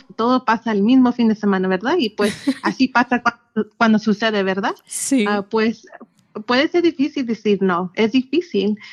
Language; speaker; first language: Spanish; early bilingual, heritage; Spanish